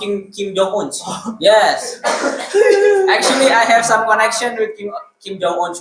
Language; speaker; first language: English; non-native, learner; Indonesian